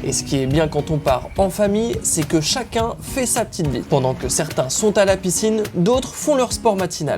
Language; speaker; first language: French; native; French